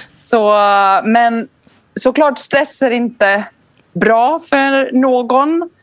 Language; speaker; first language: Swedish; non-native, fluent; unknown